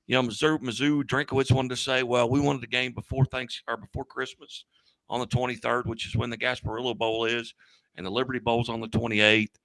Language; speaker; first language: English; native; English